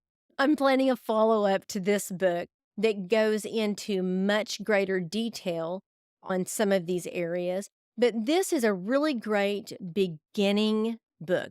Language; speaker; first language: English; native; English